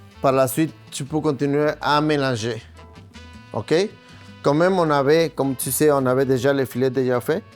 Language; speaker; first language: French; non-native, fluent; Spanish